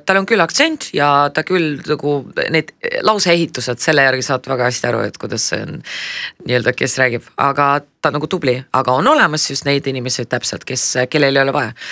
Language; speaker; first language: Estonian; non-native, local second language; Russian